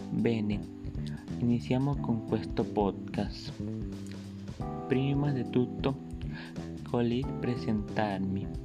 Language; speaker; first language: Italian; non-native, learner; Spanish